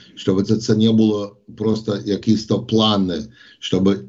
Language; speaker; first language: Ukrainian; non-native, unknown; English